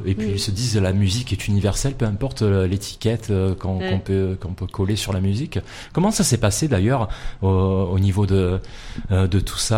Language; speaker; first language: French; native; French